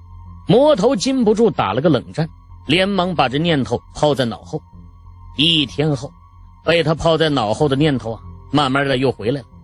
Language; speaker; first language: Chinese; native; Chinese